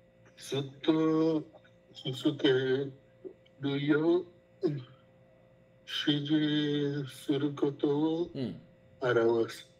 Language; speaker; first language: Japanese; non-native, learner; Spanish